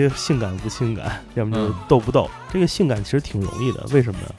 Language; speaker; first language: Chinese; native; Chinese